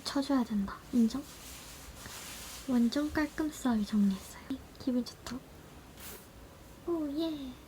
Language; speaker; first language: Korean; native; Korean